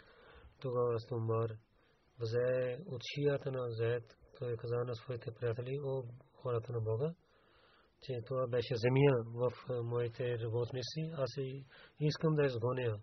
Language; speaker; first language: Bulgarian; non-native, learner; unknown